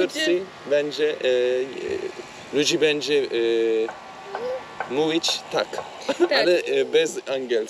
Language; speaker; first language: Polish; non-native, learner; Turkish